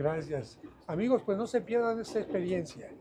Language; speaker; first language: Spanish; native; Spanish